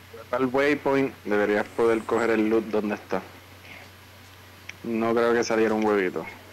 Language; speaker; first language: Spanish; early bilingual, heritage; Spanish